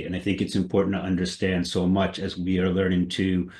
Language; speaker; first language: English; native; English